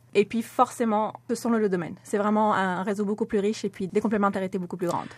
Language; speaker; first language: French; non-native, local second language; Arabic